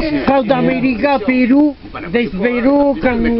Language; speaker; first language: English; non-native, learner; French